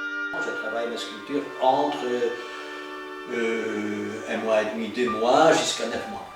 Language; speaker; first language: French; non-native, fluent; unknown